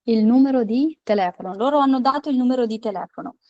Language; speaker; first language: Italian; non-native, fluent; Hindi